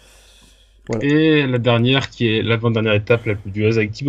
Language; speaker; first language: French; native; French